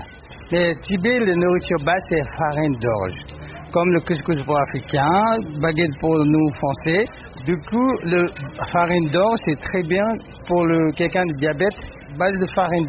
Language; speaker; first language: French; non-native, learner; Tibetan